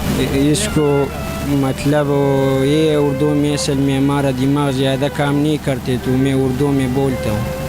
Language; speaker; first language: Hindi; non-native, local second language; Pashto